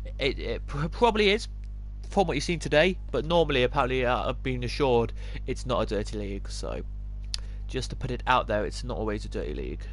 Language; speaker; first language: English; native; English